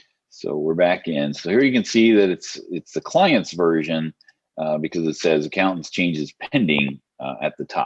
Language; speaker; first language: English; native; English